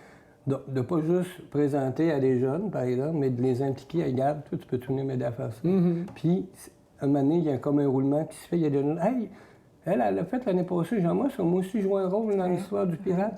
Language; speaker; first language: French; native; French